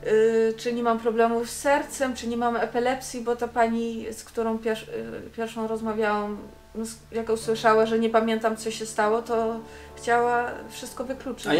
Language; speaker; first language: Polish; non-native, fluent; Dutch